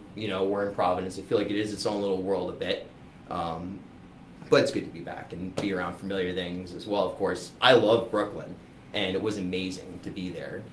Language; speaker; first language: English; native; English